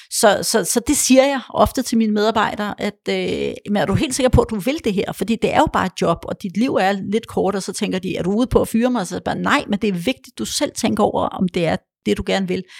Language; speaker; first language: Danish; early bilingual, other home language; Polish